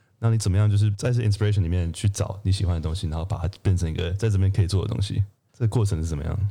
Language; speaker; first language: Chinese; native; Chinese